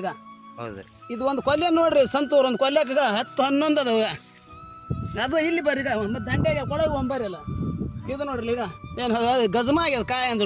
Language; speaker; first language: Kannada; native; Kannada